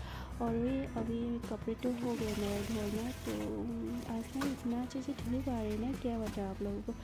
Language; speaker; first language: Hindi; non-native, local second language; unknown